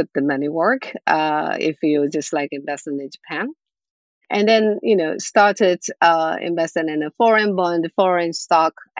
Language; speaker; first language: English; non-native, fluent; Japanese